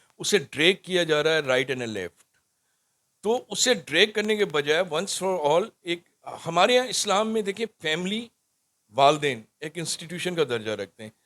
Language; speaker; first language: Urdu; non-native, local second language; Sindhi